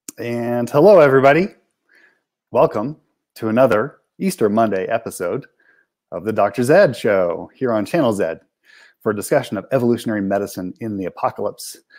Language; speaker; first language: English; native; English